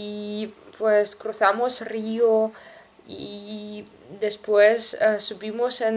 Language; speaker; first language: Spanish; non-native, learner; Russian